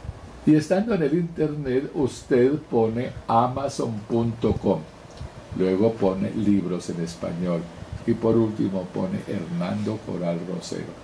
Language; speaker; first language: Spanish; native; Spanish